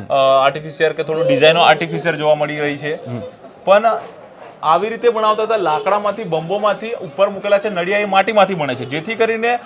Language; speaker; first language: Gujarati; non-native, local second language; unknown